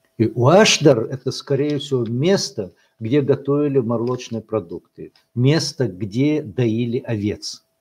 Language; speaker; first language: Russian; non-native, local second language; Chechen